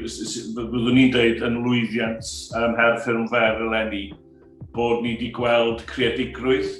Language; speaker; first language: Welsh; native; Welsh